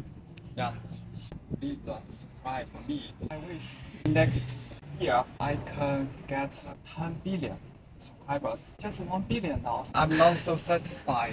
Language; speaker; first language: English; non-native, learner; Chinese